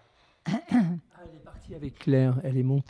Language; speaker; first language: French; native; French